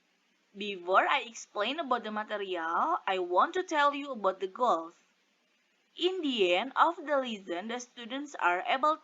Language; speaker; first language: English; non-native, fluent; Indonesian